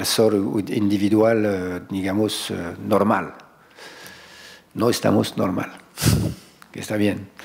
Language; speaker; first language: Spanish; non-native, fluent; French